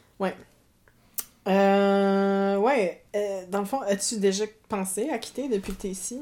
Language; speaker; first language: French; native; French